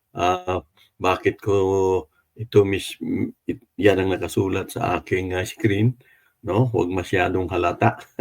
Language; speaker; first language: Filipino; non-native, local second language; Cebuano